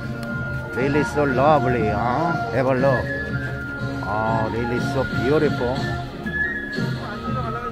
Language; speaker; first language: English; non-native, learner; Korean